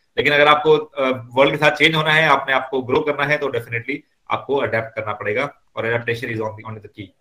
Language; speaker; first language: Hindi; native; Hindi